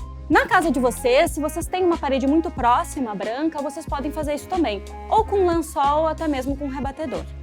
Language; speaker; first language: Portuguese; native; Portuguese